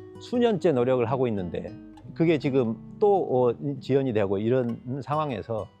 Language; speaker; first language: Korean; native; Korean